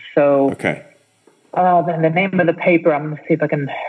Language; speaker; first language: English; native; English